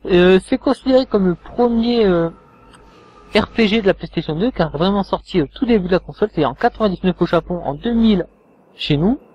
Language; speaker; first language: French; native; French